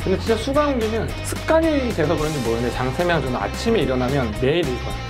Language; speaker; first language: Korean; native; Korean